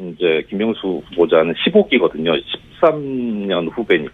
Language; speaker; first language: Korean; native; Korean